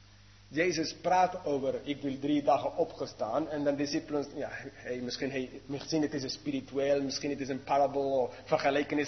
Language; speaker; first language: Dutch; non-native, fluent; English